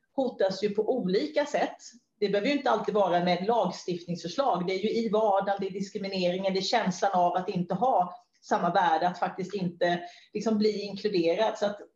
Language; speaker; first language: Swedish; native; Swedish